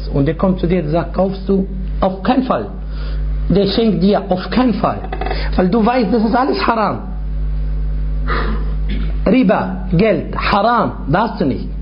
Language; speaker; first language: German; non-native, fluent; Arabic